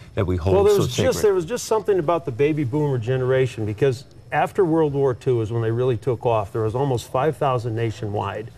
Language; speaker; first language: English; native; English